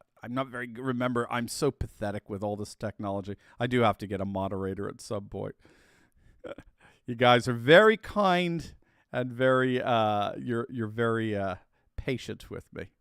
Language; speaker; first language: English; native; English